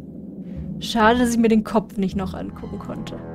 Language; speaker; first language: German; native; German